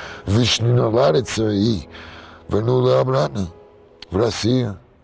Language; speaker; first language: Russian; non-native, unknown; English